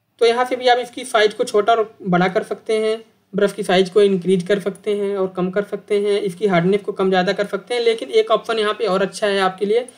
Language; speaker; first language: Hindi; native; Hindi